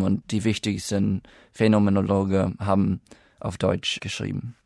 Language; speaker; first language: German; non-native, fluent; English